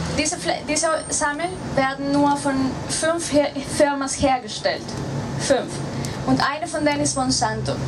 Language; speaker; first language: German; non-native, fluent; Spanish